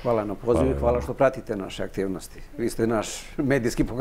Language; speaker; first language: Serbian; native; Serbian